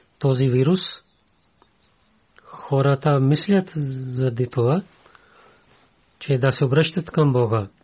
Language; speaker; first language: Bulgarian; non-native, learner; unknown